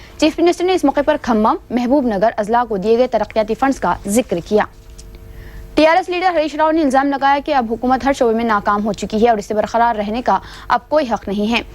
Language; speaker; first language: Urdu; native; Urdu